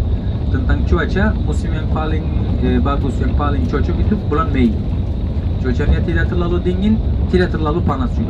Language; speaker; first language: Indonesian; non-native, fluent; Turkish